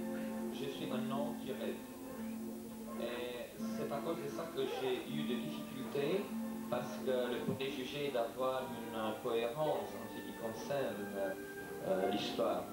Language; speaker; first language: French; non-native, learner; Romanian